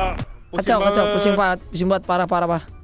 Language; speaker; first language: Indonesian; native; Indonesian